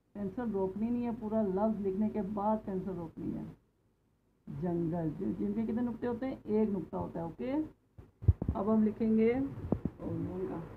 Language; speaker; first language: Urdu; non-native, local second language; Punjabi